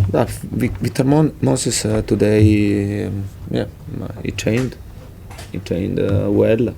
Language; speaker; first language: English; non-native, fluent; Italian